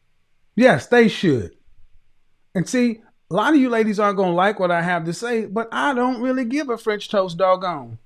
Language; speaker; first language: English; native; English